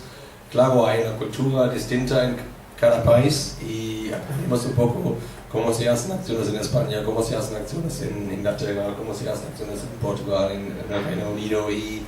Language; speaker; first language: Spanish; non-native, fluent; German